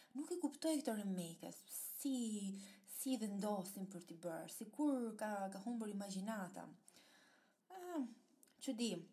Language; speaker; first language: Albanian; early bilingual, heritage; Albanian